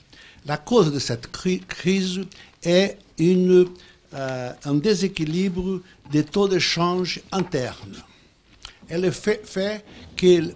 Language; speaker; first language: French; non-native, fluent; Portuguese